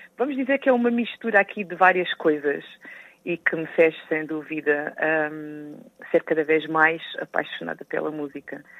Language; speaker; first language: Portuguese; native; Portuguese